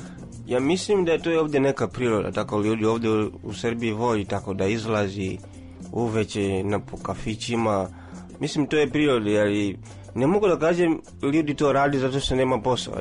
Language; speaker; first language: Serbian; non-native, fluent; Swahili